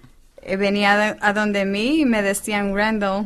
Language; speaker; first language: Spanish; non-native, fluent; English